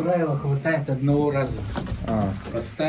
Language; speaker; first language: Russian; native; Russian